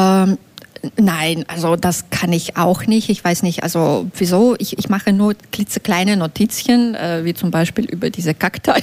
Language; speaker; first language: German; non-native, fluent; Belarusian